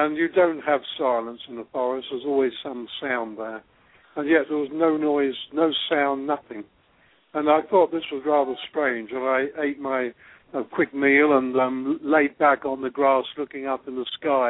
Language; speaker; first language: English; native; English